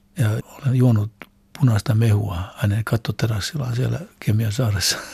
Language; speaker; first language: Finnish; non-native, local second language; Swedish